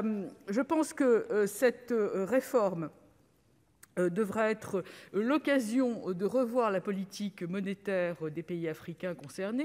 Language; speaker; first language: French; native; French